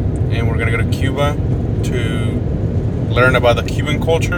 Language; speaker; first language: English; early bilingual, other home language; Spanish